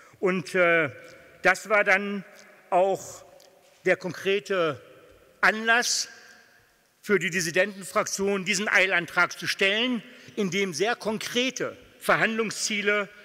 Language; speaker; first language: German; native; German